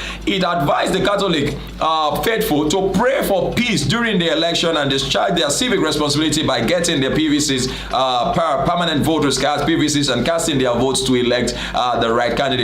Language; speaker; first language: English; non-native, local second language; Yoruba